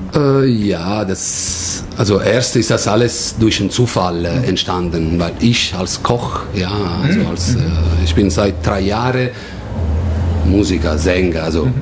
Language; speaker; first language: German; non-native, learner; Italian